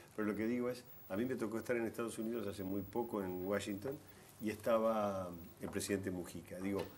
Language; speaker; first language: Spanish; native; Spanish